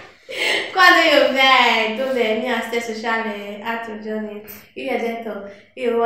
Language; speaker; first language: Italian; non-native, learner; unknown